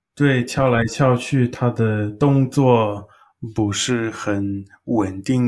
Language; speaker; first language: Chinese; non-native, learner; English